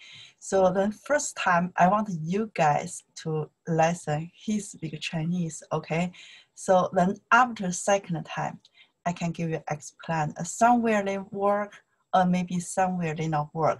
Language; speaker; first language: English; non-native, learner; Chinese